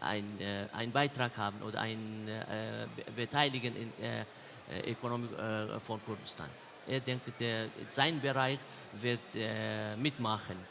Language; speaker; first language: German; non-native, learner; Central Kurdish